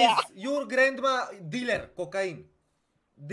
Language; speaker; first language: English; non-native, learner; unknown